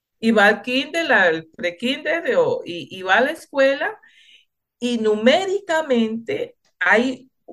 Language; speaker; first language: Spanish; non-native, local second language; Jamaican Creole English